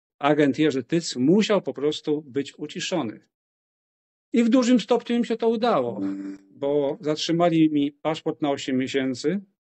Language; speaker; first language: Polish; native; Polish